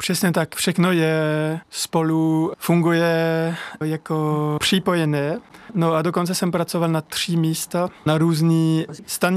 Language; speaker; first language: Czech; non-native, learner; French